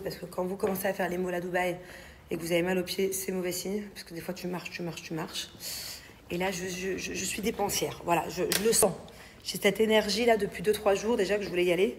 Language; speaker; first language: French; native; French